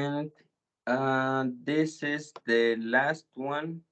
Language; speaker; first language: English; non-native, fluent; Spanish